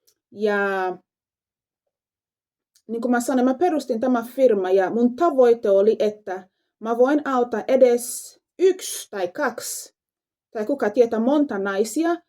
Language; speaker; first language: Finnish; non-native, fluent; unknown